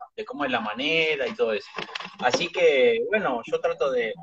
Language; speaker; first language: Spanish; native; Spanish